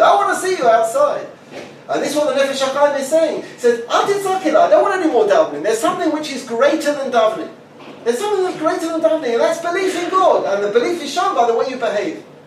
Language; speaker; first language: English; native; English